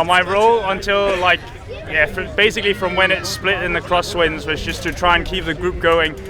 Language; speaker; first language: English; non-native, fluent; Danish